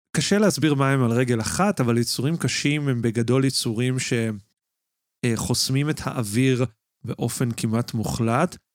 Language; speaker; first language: Hebrew; native; Hebrew